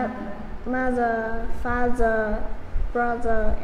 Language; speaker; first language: English; non-native, learner; Vietnamese